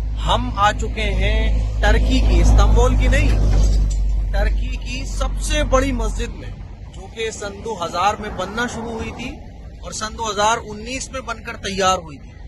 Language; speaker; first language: Urdu; native; Urdu